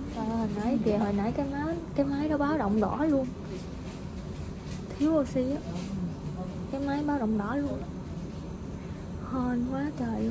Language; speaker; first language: Vietnamese; native; Vietnamese